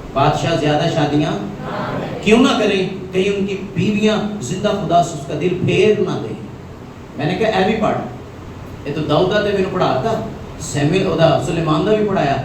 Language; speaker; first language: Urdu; non-native, local second language; Punjabi